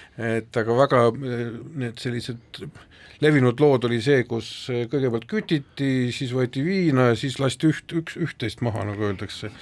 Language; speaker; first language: Estonian; native; Estonian